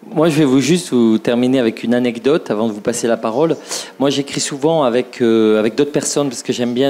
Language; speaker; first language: French; native; French